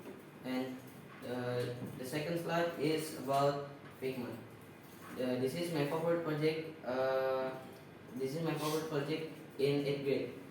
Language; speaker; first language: English; non-native, learner; Indonesian